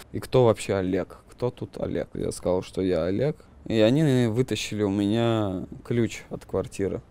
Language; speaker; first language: Russian; native; Russian